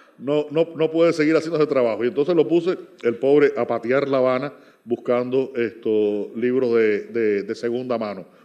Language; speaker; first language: Spanish; native; Spanish